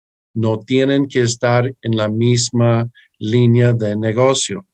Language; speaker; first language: Spanish; early bilingual, heritage; English